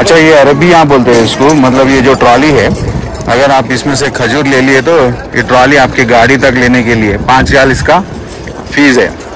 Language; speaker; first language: Hindi; native; Hindi